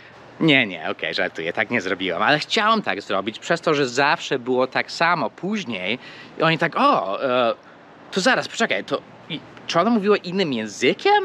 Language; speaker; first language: Polish; early bilingual, heritage; Polish